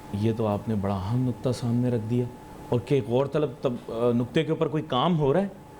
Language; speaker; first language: Urdu; native; Urdu